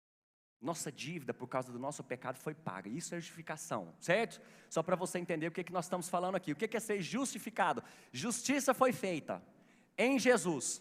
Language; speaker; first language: Portuguese; native; Portuguese